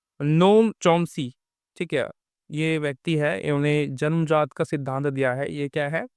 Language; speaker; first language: Hindi; native; Hindi